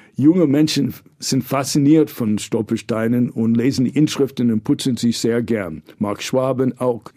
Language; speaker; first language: German; non-native, fluent; English